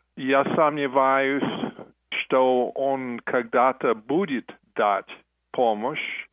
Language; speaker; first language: Russian; non-native, fluent; English